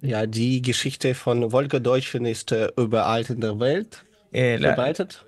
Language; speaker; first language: German; non-native, learner; Russian